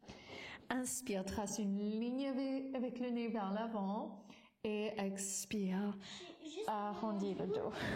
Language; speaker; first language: French; non-native, fluent; English